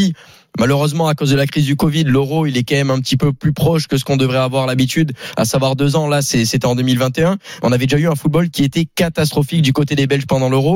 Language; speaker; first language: French; native; French